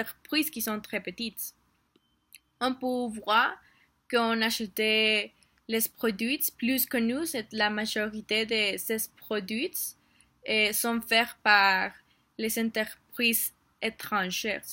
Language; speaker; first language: French; non-native, learner; Spanish